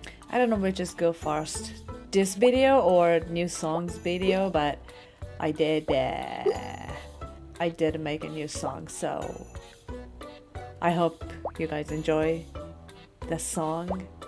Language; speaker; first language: English; non-native, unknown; Japanese